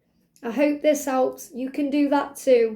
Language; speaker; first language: English; native; English